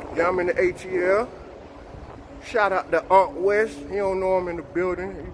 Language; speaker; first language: English; native; English